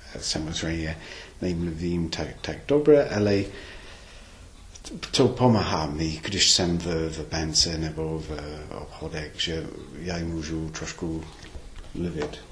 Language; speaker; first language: Czech; non-native, learner; English